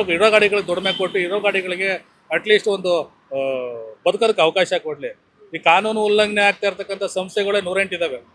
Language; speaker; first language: Kannada; native; Kannada